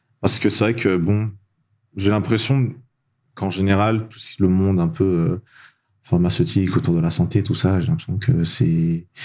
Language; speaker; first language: French; non-native, local second language; Malagasy